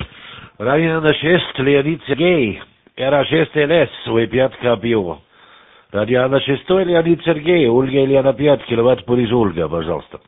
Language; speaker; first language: Russian; non-native, learner; German